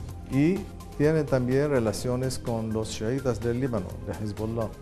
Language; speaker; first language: Spanish; non-native, fluent; Arabic